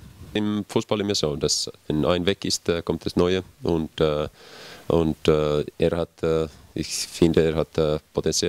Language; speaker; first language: German; non-native, learner; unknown